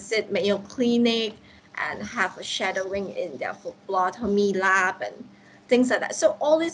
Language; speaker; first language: English; non-native, local second language; Cantonese